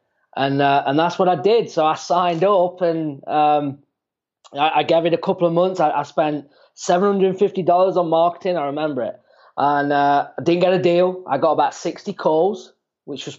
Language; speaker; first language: English; native; English